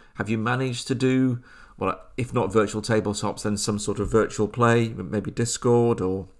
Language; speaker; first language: English; native; English